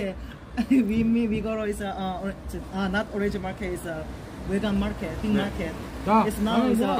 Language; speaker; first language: English; non-native, learner; Korean